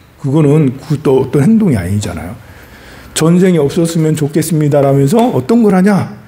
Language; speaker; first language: Korean; native; Korean